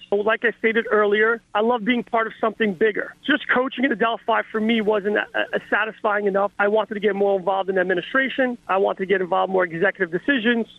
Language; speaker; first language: English; native; English